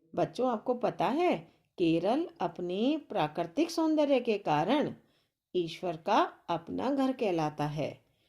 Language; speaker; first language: Hindi; native; Hindi